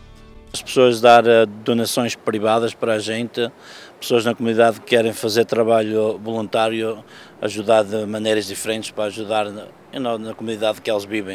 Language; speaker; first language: Portuguese; early bilingual, heritage; Portuguese